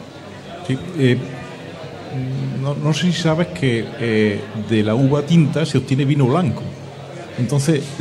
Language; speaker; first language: Spanish; native; Spanish